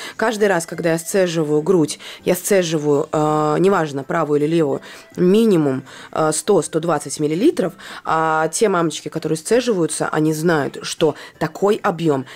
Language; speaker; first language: Russian; non-native, local second language; Latvian